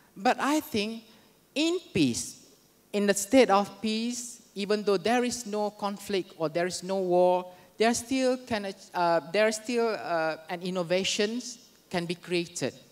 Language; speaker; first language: English; non-native, local second language; Malay